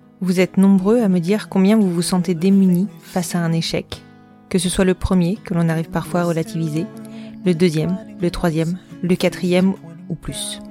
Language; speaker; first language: French; native; French